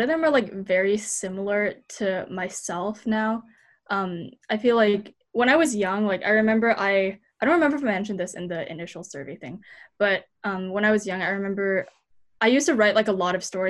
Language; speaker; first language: English; native; English